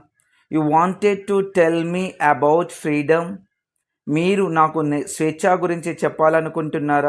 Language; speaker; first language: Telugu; native; Telugu